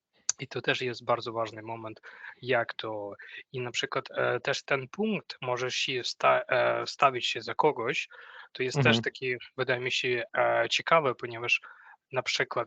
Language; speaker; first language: Polish; non-native, fluent; Ukrainian